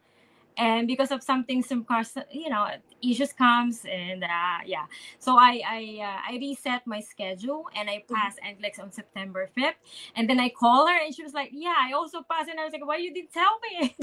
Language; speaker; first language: English; non-native, local second language; Filipino